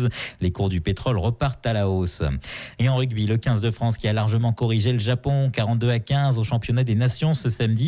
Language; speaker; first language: French; native; French